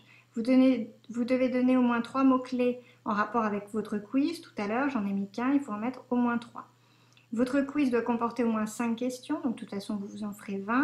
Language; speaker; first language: French; native; French